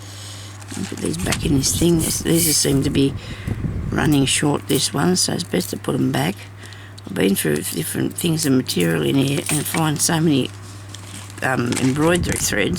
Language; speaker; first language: English; native; English